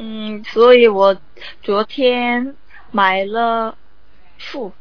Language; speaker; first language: Chinese; non-native, learner; Korean